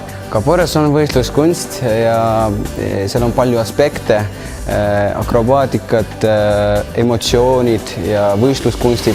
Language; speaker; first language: Estonian; non-native, local second language; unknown